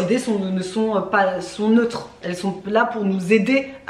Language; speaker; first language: French; native; French